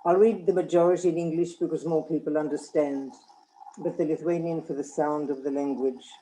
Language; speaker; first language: English; non-native, fluent; Lithuanian